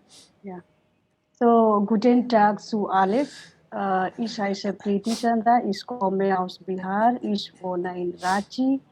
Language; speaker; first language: German; non-native, learner; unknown